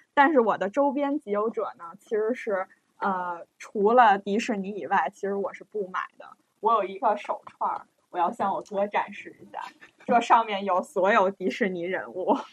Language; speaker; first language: Chinese; native; Chinese